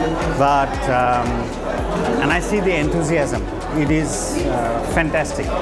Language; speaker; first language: English; native; English